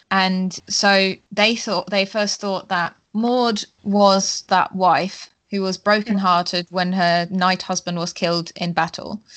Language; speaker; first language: English; non-native, fluent; German